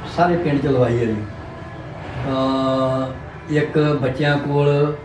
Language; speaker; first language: Punjabi; native; Punjabi